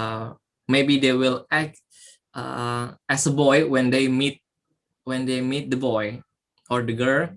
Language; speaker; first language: English; non-native, learner; Indonesian